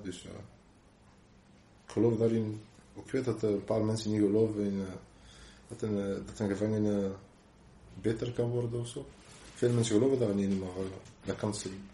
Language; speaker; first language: Dutch; non-native, local second language; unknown